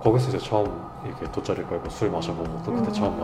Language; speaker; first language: Korean; native; Korean